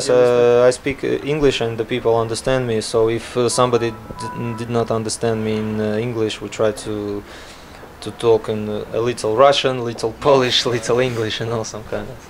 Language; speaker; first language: English; non-native, learner; Latvian